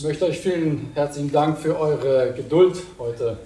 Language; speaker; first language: German; native; German